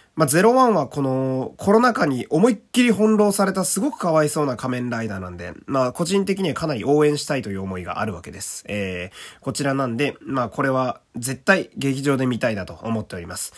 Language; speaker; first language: Japanese; native; Japanese